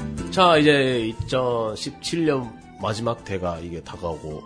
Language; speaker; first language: Korean; non-native, fluent; Japanese